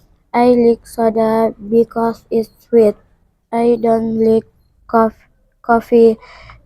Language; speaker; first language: English; non-native, learner; Indonesian